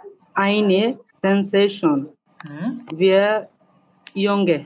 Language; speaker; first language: German; non-native, learner; Bangla